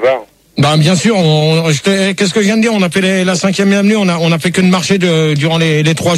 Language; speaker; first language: French; native; French